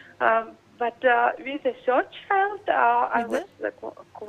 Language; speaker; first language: English; non-native, learner; Russian